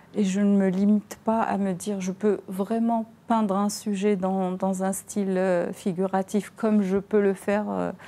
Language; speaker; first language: French; non-native, local second language; Arabic